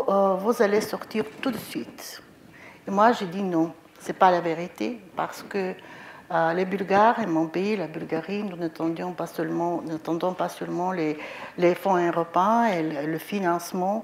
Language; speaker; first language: French; non-native, fluent; Bulgarian